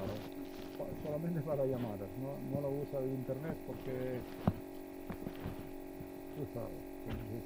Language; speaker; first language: Spanish; non-native, learner; Slovenian